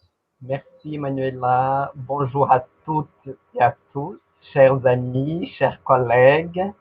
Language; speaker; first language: French; non-native, fluent; Portuguese